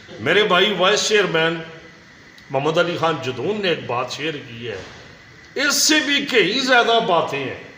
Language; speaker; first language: Urdu; non-native, local second language; Northern Hindko